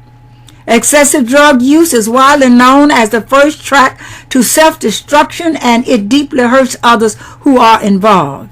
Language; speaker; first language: English; native; English